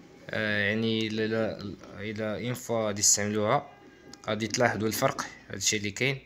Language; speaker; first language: Arabic; native; Arabic